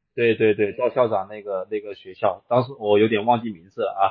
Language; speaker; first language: Chinese; native; Chinese